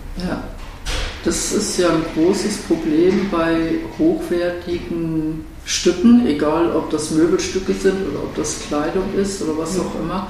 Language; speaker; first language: German; native; German